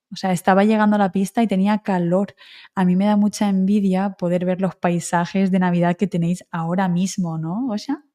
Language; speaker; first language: Spanish; native; Spanish